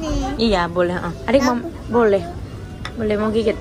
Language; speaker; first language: Indonesian; non-native, local second language; Javanese